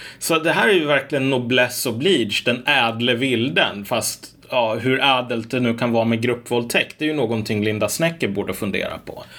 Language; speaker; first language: Swedish; native; Swedish